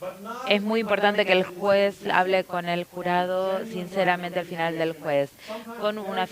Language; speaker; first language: Spanish; native; Spanish